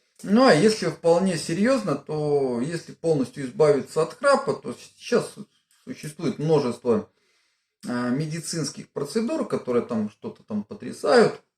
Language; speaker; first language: Russian; native; Russian